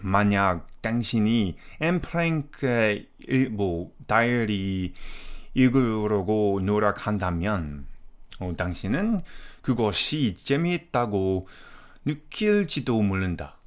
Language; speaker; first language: Korean; non-native, fluent; English